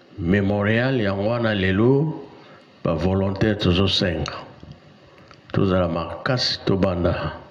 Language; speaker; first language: Lingala; non-native, local second language; Kongo